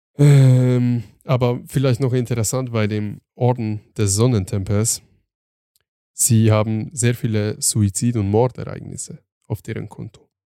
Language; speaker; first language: German; early bilingual, other home language; Turkish